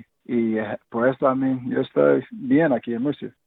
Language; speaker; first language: Spanish; non-native, fluent; English